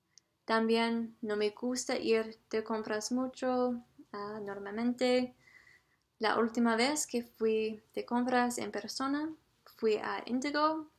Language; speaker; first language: Spanish; non-native, learner; English